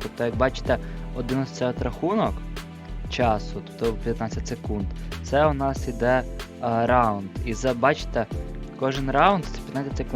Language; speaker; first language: Ukrainian; native; Ukrainian